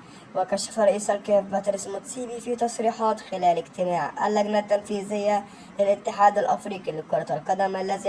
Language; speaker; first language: Arabic; native; Arabic